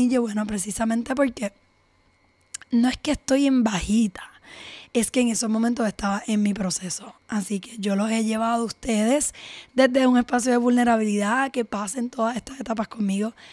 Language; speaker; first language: Spanish; early bilingual, heritage; Spanish